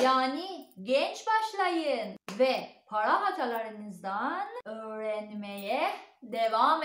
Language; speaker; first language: Turkish; non-native, learner; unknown